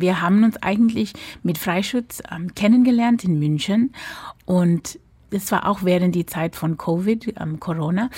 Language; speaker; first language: German; non-native, fluent; English